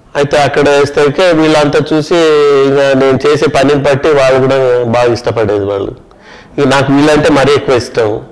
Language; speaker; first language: Telugu; non-native, local second language; Kannada